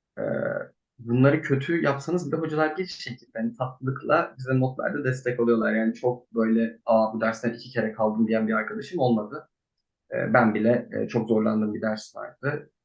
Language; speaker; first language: Turkish; native; Turkish